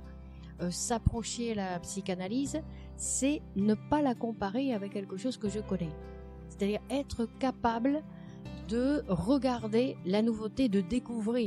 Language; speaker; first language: French; native; French